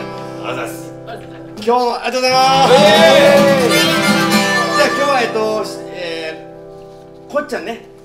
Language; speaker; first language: Japanese; native; Japanese